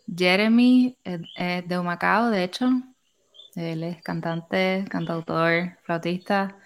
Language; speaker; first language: Spanish; native; Spanish